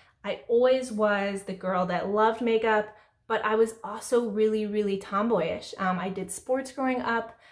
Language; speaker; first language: English; native; English